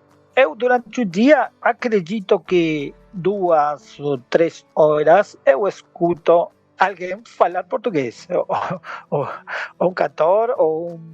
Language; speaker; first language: Portuguese; non-native, learner; Spanish